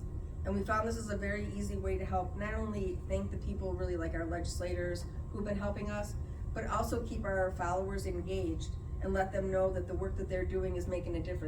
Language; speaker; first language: English; native; English